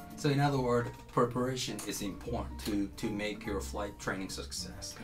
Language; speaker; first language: English; non-native, fluent; Japanese